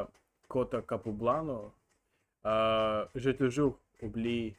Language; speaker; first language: French; non-native, learner; Russian